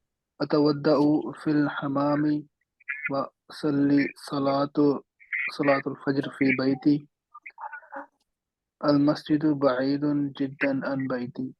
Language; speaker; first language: Arabic; non-native, learner; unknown